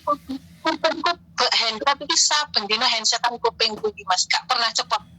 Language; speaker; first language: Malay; non-native, local second language; Javanese